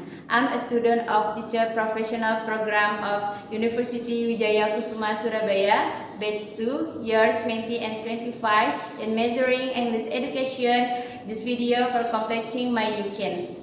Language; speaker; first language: English; non-native, learner; Indonesian